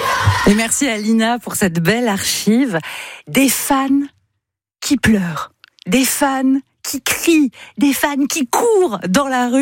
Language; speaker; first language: French; native; French